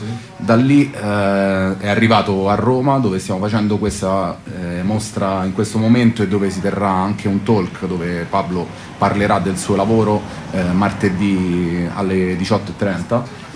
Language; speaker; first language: Italian; native; Italian